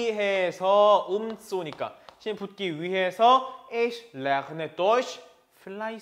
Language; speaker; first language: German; non-native, fluent; Korean